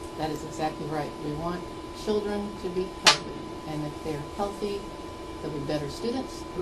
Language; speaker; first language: English; native; English